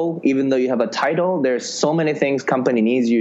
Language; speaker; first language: English; non-native, fluent; Japanese